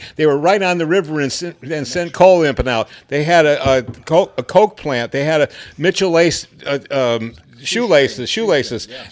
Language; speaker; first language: English; native; English